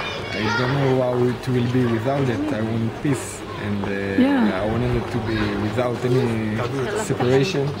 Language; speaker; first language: English; non-native, fluent; Hebrew